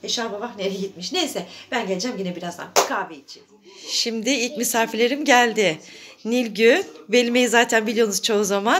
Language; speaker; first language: Turkish; native; Turkish